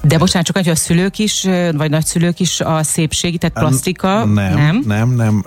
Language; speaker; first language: Hungarian; native; Hungarian